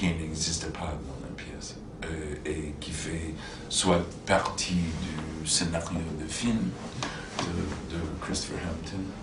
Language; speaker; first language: French; non-native, fluent; English